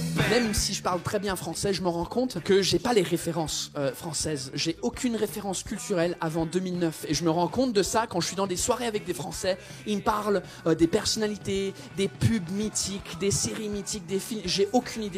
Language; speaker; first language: French; non-native, fluent; English